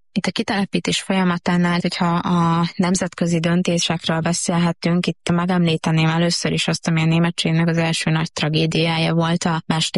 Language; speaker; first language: Hungarian; native; Hungarian